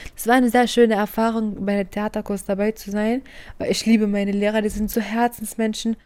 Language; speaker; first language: German; early bilingual, other home language; Persian